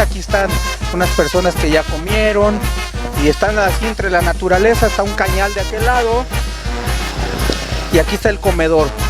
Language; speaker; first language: Spanish; native; Spanish